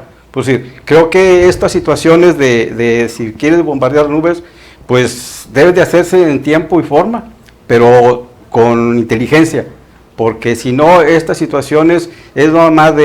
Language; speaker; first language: Spanish; native; Spanish